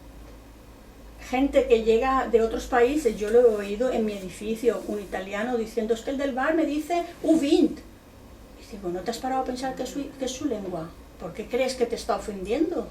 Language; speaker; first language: Spanish; non-native, local second language; Catalan